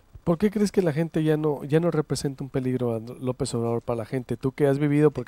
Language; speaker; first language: Spanish; native; Spanish